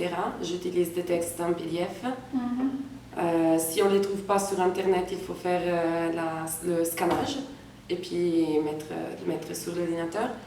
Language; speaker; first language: French; non-native, fluent; Italian